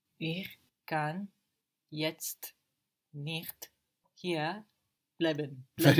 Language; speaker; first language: German; non-native, learner; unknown